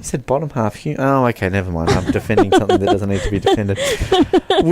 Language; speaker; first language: English; native; English